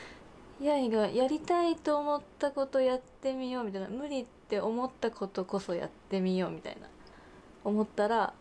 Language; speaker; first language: Japanese; native; Japanese